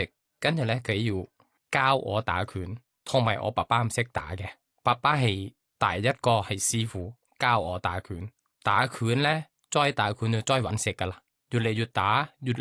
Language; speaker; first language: Cantonese; non-native, learner; Thai